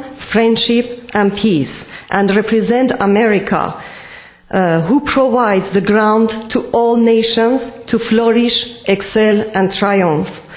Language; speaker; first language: English; non-native, fluent; Persian